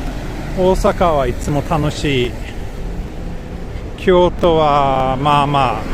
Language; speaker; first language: Japanese; non-native, fluent; Swedish